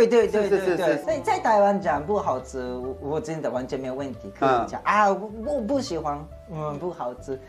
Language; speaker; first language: Chinese; non-native, fluent; Japanese